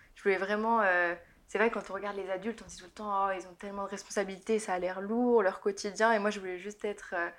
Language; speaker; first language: French; native; French